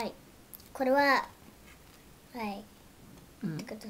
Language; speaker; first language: Japanese; early bilingual, other home language; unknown